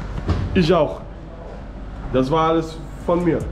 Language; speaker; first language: German; non-native, learner; Danish